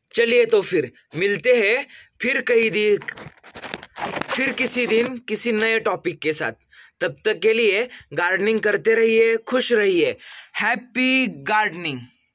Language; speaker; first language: Hindi; non-native, local second language; Marathi